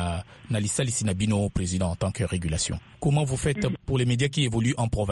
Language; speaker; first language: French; non-native, local second language; Lingala